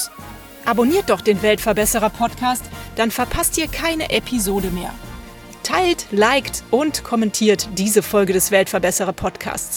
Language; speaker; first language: German; native; German